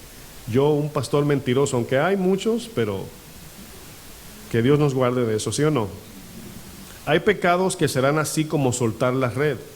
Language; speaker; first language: Spanish; native; Spanish